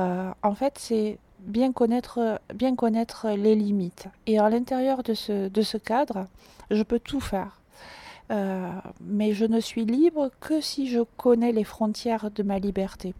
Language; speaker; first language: French; native; French